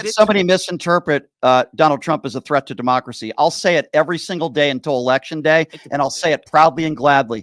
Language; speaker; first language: English; native; English